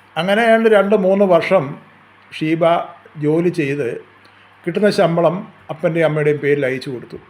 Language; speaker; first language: Malayalam; native; Malayalam